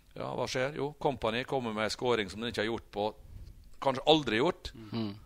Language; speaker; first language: Norwegian; native; Norwegian